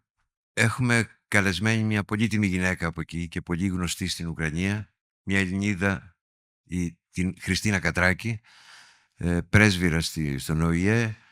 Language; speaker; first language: Greek; native; Greek